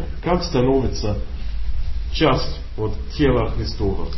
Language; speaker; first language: Russian; non-native, learner; English